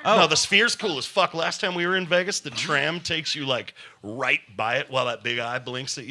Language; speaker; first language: English; native; English